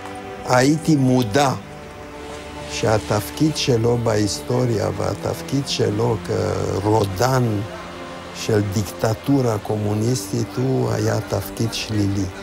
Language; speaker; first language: Hebrew; non-native, fluent; Romanian